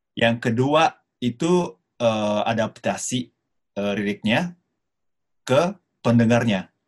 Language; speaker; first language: Indonesian; non-native, fluent; Japanese